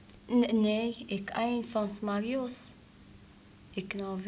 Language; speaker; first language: Dutch; non-native, learner; Arabic